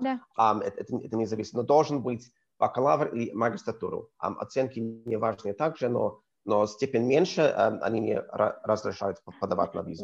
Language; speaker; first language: Russian; non-native, learner; English